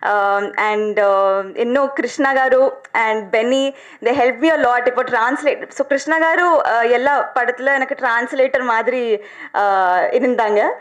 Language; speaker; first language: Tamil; non-native, learner; Telugu